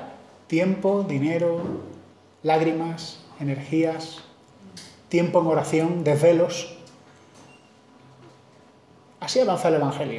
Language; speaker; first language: Spanish; native; Spanish